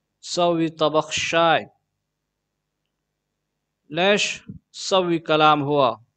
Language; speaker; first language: Arabic; non-native, learner; Urdu